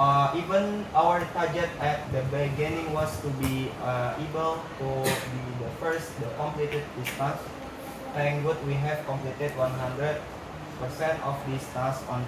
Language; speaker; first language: English; non-native, learner; Indonesian